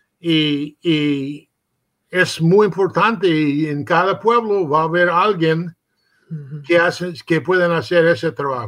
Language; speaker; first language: Spanish; early bilingual, heritage; Spanish